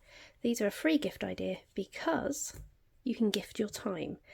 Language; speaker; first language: English; native; English